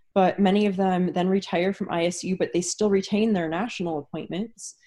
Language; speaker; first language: English; native; English